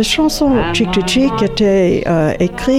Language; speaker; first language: French; non-native, fluent; English